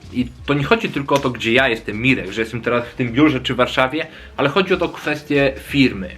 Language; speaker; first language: Polish; native; Polish